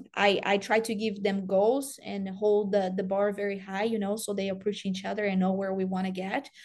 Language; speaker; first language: English; non-native, fluent; Portuguese